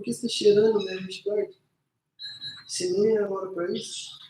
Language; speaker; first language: Portuguese; native; Portuguese